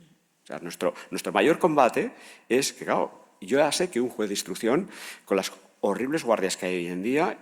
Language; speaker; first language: Spanish; native; Spanish